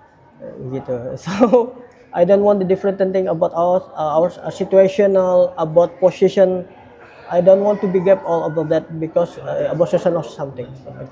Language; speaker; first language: English; non-native, learner; Indonesian